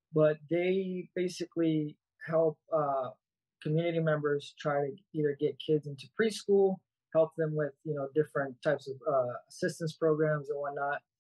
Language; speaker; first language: English; native; English